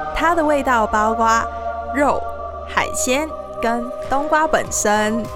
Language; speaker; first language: Chinese; non-native, fluent; Cantonese